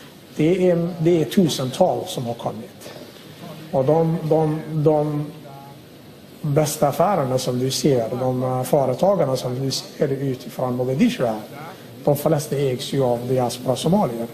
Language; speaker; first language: Swedish; non-native, local second language; Somali